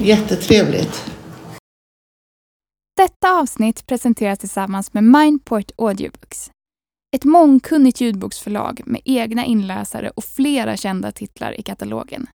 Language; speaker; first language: Swedish; native; Swedish